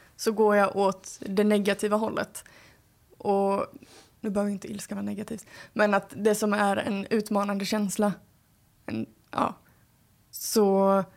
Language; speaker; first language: Swedish; native; Swedish